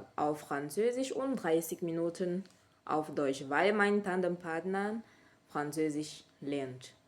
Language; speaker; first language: German; non-native, learner; French